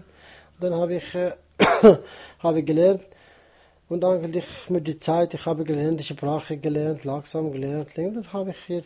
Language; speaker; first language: German; non-native, learner; Kurdish